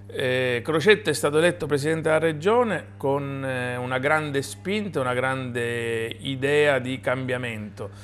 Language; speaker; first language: Italian; native; Italian